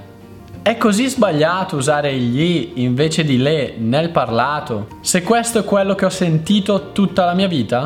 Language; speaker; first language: Italian; native; Italian